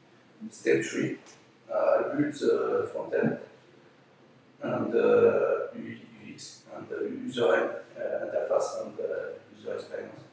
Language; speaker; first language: English; non-native, fluent; French